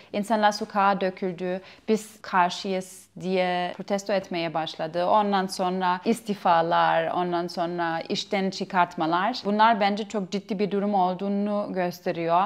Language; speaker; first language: Turkish; non-native, fluent; German